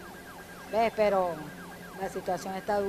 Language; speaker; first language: Spanish; native; Spanish